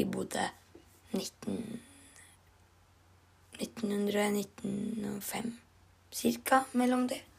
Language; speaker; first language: Norwegian; non-native, learner; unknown